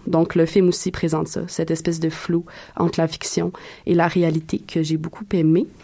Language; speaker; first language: French; native; French